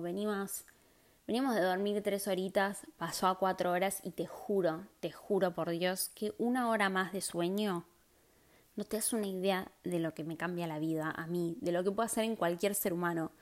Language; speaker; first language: Spanish; native; Spanish